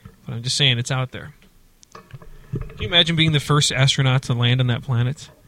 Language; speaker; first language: English; native; English